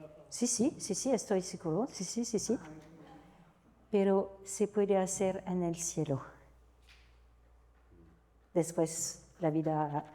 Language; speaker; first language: Spanish; non-native, fluent; French